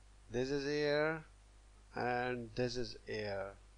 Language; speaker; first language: English; non-native, local second language; Pashto